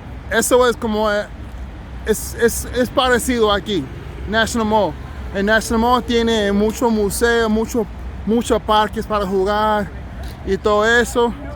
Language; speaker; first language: Spanish; non-native, learner; English